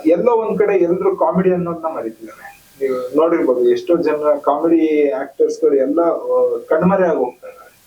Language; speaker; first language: Kannada; native; Kannada